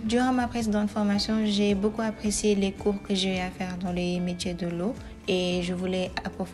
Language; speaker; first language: French; non-native, local second language; Wolof